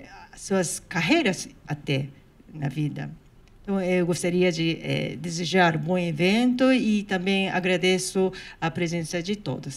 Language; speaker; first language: Portuguese; non-native, fluent; Japanese